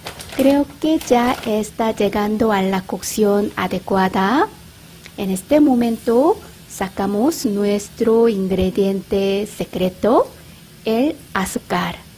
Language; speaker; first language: Spanish; non-native, fluent; Korean